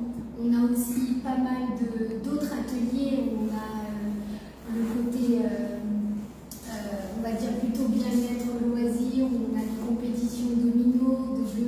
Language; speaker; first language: French; native; French